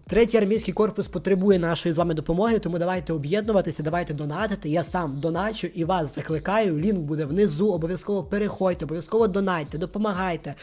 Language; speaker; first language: Ukrainian; non-native, local second language; Russian